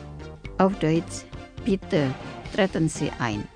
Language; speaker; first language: German; non-native, fluent; Indonesian